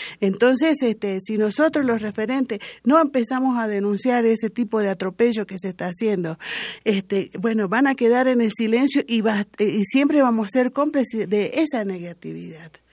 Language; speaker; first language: Spanish; non-native, local second language; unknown